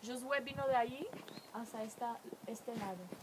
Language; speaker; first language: Spanish; non-native, fluent; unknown